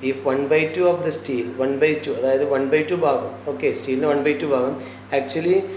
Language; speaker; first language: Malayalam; native; Malayalam